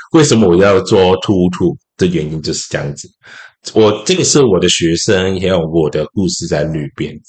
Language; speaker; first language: Chinese; non-native, local second language; Cantonese